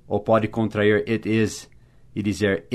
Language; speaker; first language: Portuguese; non-native, fluent; English